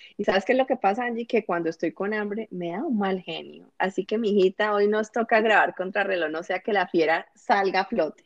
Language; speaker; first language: Spanish; native; Spanish